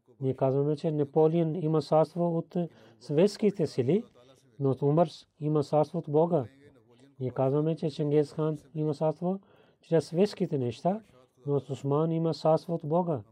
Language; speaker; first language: Bulgarian; non-native, learner; Urdu